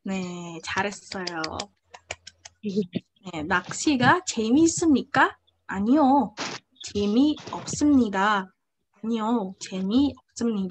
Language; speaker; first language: Korean; non-native, fluent; Indonesian